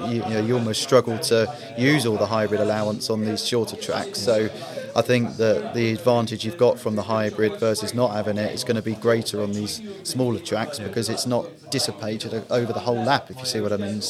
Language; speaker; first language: English; native; English